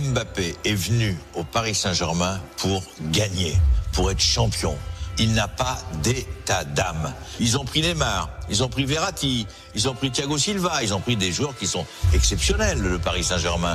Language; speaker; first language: French; native; French